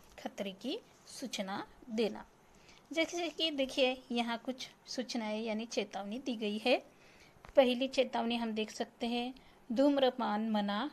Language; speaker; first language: Hindi; non-native, local second language; Marathi